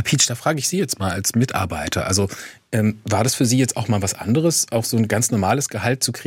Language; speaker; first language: German; native; German